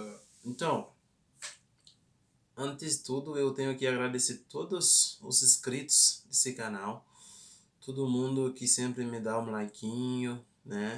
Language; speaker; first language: Portuguese; non-native, fluent; Haitian Creole